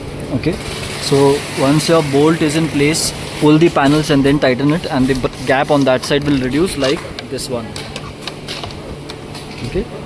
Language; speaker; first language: English; non-native, local second language; Hindi